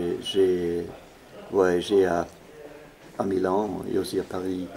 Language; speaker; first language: French; non-native, fluent; Swedish